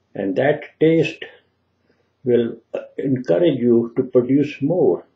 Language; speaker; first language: English; non-native, local second language; Punjabi